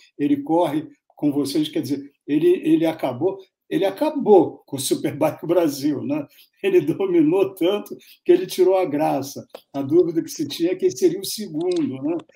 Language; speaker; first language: Portuguese; native; Portuguese